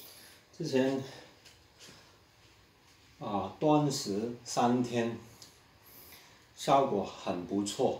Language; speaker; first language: Chinese; non-native, local second language; Cantonese